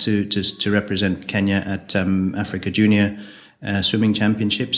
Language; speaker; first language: English; native; English